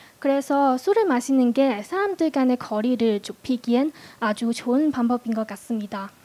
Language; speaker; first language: Korean; non-native, fluent; Cantonese